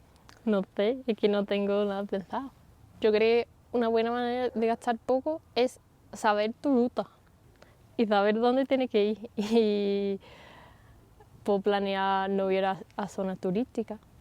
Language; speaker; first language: Spanish; non-native, fluent; English